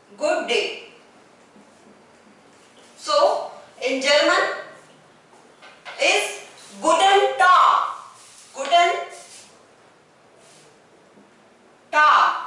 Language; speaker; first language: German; non-native, fluent; Hindi